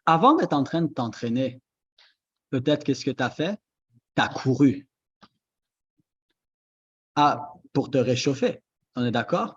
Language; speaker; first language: French; native; French